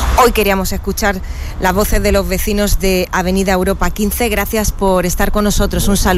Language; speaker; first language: Spanish; native; Spanish